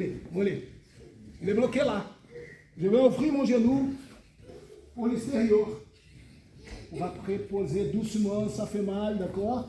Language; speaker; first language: French; non-native, fluent; Portuguese